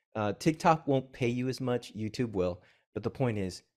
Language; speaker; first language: English; native; English